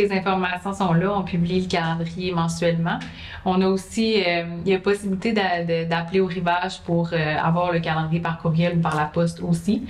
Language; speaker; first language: French; native; French